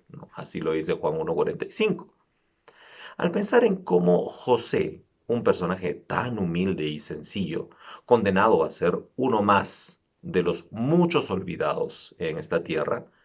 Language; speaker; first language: Spanish; native; Spanish